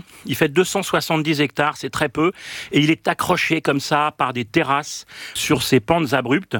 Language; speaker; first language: French; native; French